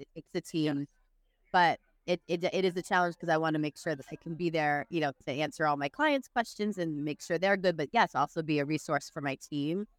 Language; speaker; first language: English; native; English